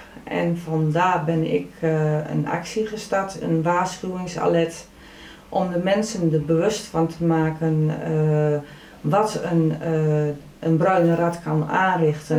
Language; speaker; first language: Dutch; native; Dutch